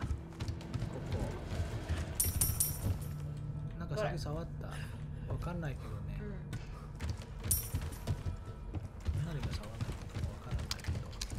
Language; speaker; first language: Japanese; non-native, fluent; Indonesian